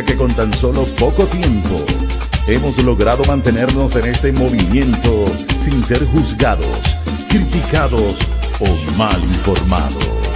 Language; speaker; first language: Spanish; native; Spanish